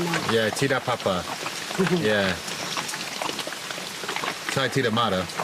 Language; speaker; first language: Indonesian; non-native, learner; English